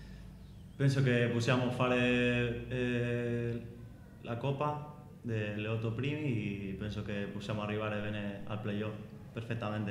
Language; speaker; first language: Italian; non-native, fluent; Spanish